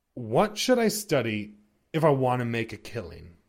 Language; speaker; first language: English; native; English